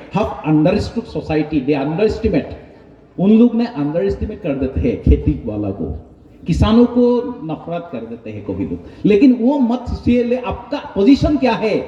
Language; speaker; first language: Hindi; non-native, local second language; Bangla